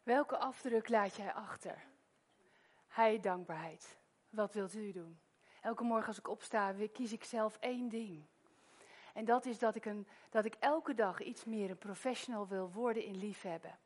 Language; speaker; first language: Dutch; native; Dutch